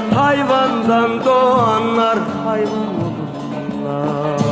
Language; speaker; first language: Turkish; native; Turkish